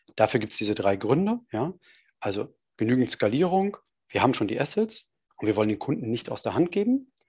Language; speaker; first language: German; native; German